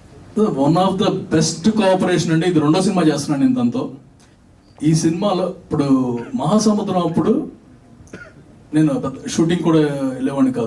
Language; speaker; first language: Telugu; native; Telugu